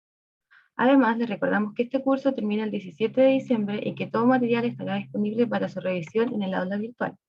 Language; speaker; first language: Spanish; native; Spanish